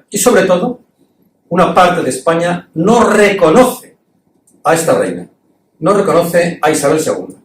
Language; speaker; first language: Spanish; native; Spanish